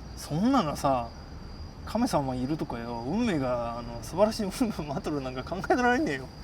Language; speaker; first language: Japanese; non-native, fluent; Chinese